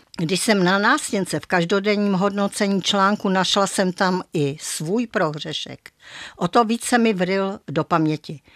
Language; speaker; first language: Czech; native; Czech